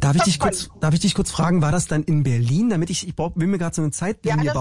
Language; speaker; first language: German; native; German